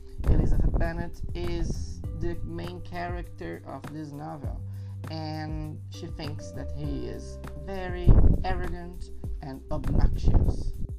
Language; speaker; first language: English; non-native, fluent; Portuguese